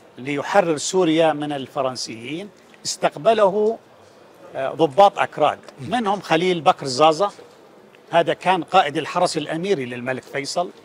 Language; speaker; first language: Arabic; native; Arabic